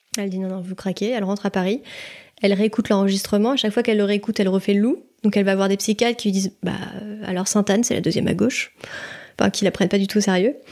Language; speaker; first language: French; native; French